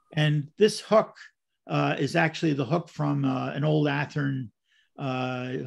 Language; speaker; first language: English; native; English